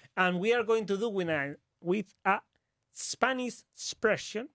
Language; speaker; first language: English; non-native, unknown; Spanish